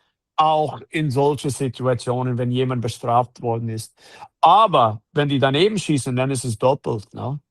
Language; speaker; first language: German; non-native, fluent; English